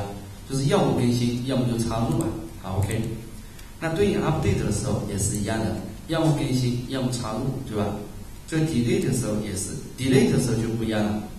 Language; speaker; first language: Chinese; native; Chinese